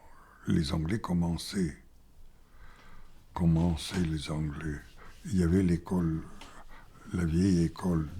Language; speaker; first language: French; non-native, fluent; Bulgarian